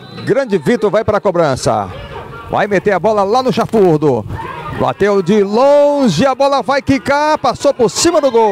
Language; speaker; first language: Portuguese; native; Portuguese